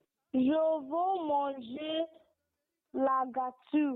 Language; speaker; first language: French; non-native, learner; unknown